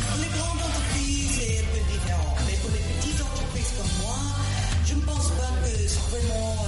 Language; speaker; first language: French; non-native, fluent; English